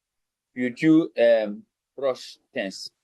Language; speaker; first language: French; non-native, fluent; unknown